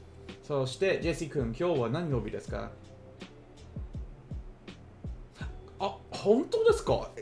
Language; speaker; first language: Japanese; non-native, learner; English